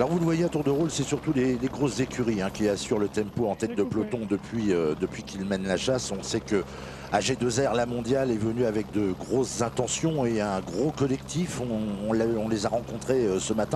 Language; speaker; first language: French; native; French